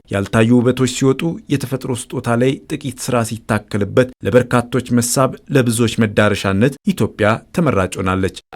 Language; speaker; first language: Amharic; native; Amharic